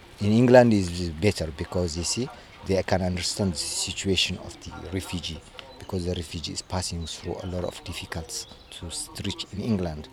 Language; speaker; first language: English; non-native, learner; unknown